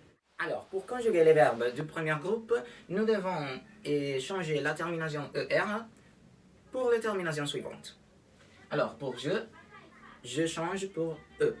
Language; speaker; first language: French; non-native, learner; Spanish